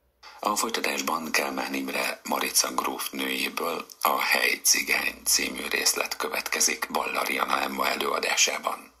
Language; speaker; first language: Hungarian; native; Hungarian